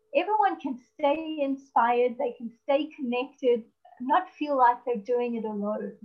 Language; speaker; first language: English; native; English